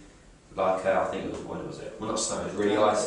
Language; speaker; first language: English; native; English